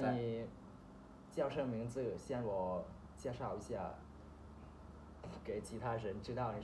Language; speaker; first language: Chinese; non-native, learner; Thai